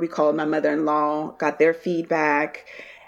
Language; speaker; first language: English; native; English